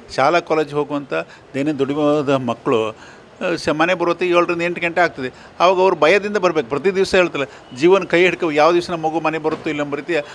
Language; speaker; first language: Kannada; native; Kannada